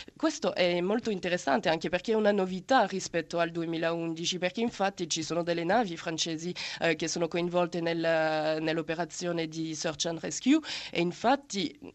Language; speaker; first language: Italian; non-native, fluent; French